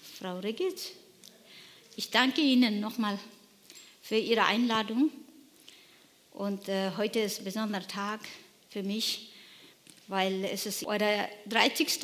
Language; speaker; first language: German; non-native, learner; Nepali